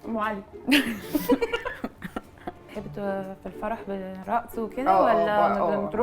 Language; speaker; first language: Arabic; native; Arabic